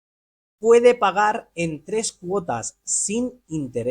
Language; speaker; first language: Spanish; non-native, fluent; Urdu